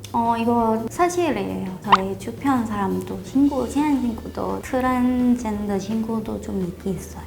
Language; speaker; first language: Korean; non-native, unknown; Thai